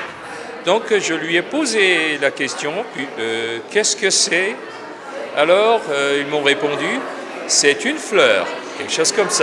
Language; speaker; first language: French; non-native, fluent; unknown